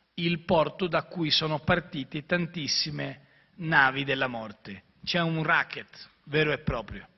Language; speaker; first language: Italian; native; Italian